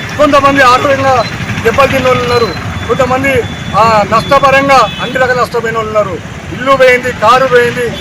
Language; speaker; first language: Telugu; non-native, local second language; Lambadi